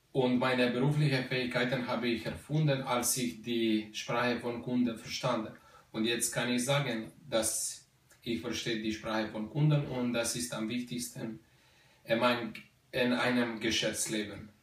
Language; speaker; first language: German; non-native, fluent; Slovenian